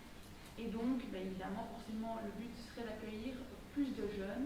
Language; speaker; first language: French; native; French